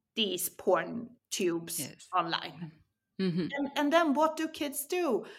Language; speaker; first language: English; non-native, fluent; Swedish